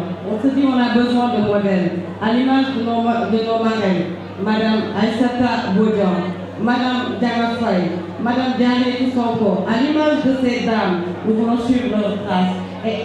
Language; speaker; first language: French; non-native, local second language; Jola-Fonyi